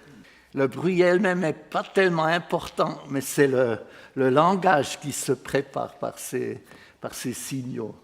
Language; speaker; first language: French; non-native, fluent; Swiss German